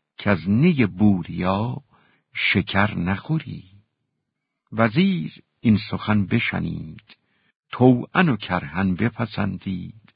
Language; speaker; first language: Persian; native; Persian